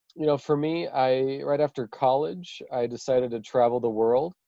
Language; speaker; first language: English; native; English